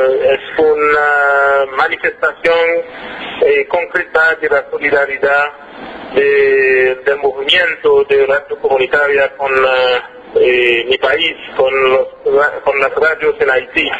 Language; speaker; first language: Spanish; non-native, fluent; French